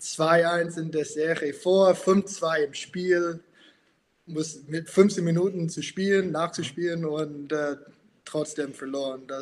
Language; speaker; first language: German; non-native, fluent; English